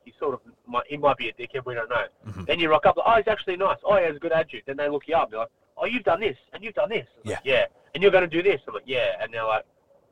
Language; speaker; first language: English; native; English